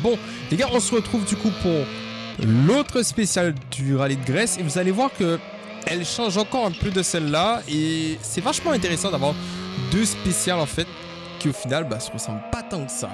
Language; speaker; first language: French; native; French